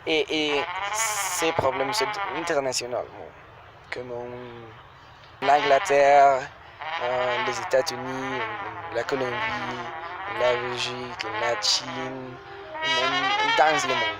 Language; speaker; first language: French; non-native, learner; Spanish